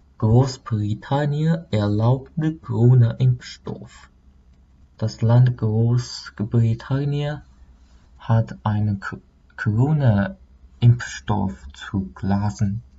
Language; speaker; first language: German; non-native, learner; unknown